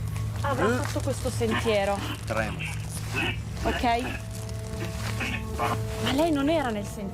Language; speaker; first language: Italian; native; Italian